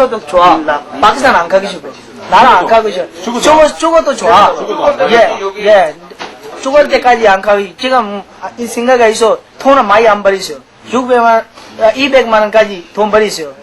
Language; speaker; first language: Korean; non-native, learner; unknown